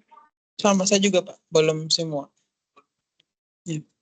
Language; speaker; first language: Indonesian; native; Indonesian